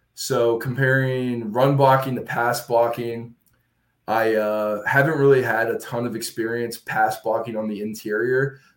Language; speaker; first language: English; native; English